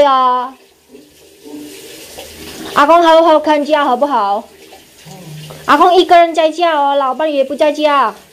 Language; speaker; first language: Chinese; non-native, fluent; Indonesian